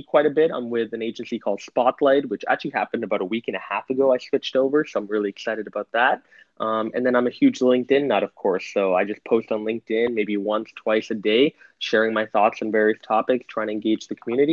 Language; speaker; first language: English; native; English